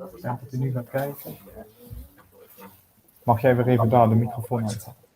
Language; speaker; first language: Dutch; native; Dutch